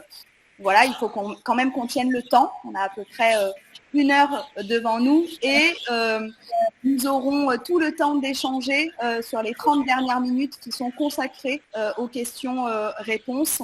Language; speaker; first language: French; native; French